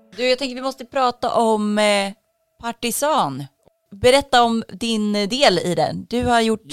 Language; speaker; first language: Swedish; native; Swedish